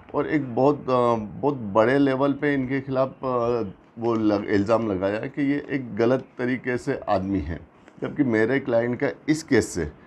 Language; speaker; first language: Hindi; native; Hindi